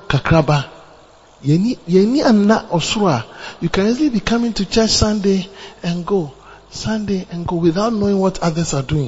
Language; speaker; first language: English; non-native, local second language; Akan